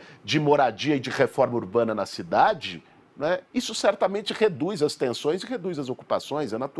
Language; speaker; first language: Portuguese; native; Portuguese